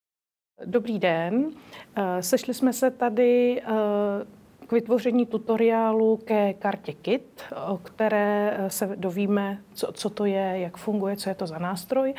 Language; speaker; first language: Czech; native; Czech